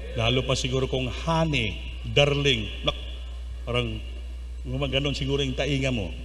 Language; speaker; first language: Filipino; non-native, local second language; Cebuano